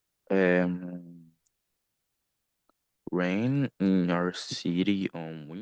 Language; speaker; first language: English; non-native, learner; Portuguese